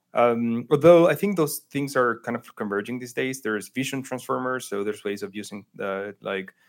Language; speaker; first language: English; non-native, fluent; Spanish